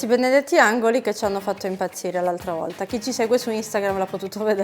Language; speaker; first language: Italian; native; Italian